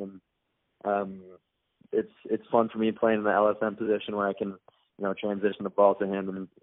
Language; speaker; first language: English; native; English